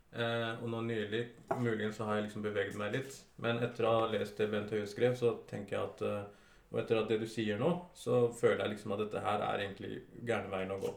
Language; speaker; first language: Norwegian; early bilingual, other home language; Urdu